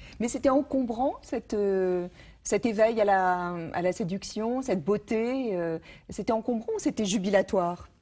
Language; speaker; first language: French; native; French